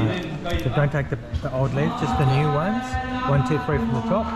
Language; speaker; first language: English; native; English